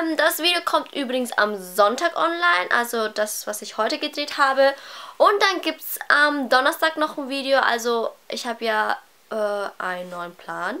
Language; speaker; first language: German; early bilingual, other home language; Vietnamese